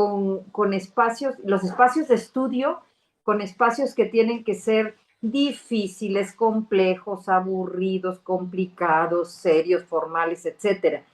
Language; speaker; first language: Spanish; native; Spanish